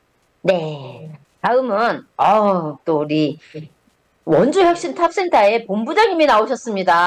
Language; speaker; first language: Korean; native; Korean